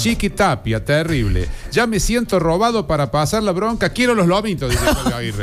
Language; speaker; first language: Spanish; native; Spanish